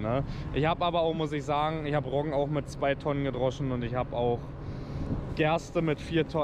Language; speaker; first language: German; native; German